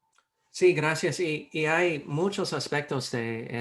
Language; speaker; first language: Spanish; non-native, fluent; English